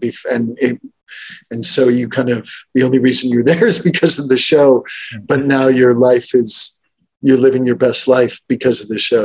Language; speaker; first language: English; native; English